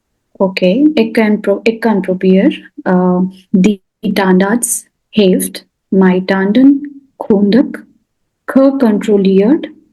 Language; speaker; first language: Dutch; non-native, learner; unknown